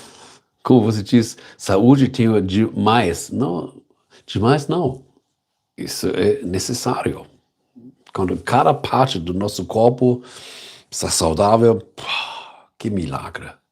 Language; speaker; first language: Portuguese; non-native, learner; German